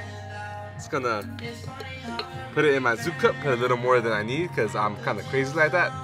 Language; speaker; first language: English; native; English